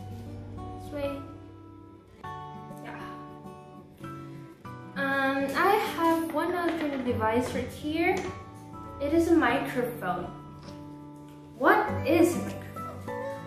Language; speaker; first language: English; non-native, learner; Indonesian